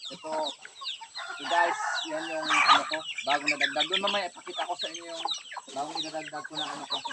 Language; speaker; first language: Filipino; non-native, local second language; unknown